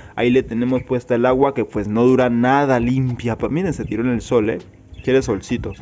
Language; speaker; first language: Spanish; native; Spanish